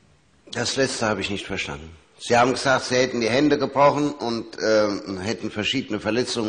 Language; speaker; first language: German; native; German